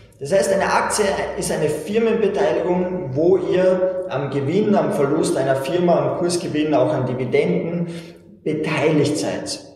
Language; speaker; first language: German; native; German